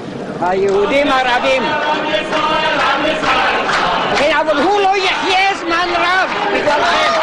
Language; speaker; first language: Hebrew; non-native, fluent; German